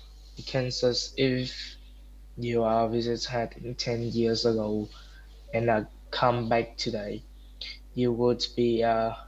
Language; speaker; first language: English; non-native, learner; Vietnamese